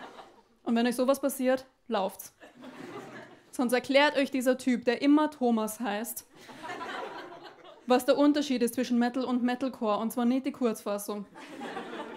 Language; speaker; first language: German; native; German